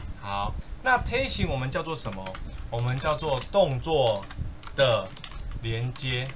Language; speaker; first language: Chinese; native; Chinese